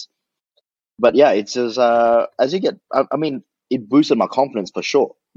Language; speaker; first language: English; early bilingual, other home language; Indonesian